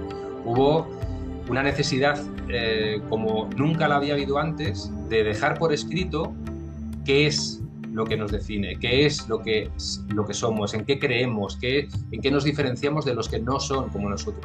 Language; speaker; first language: Spanish; native; Spanish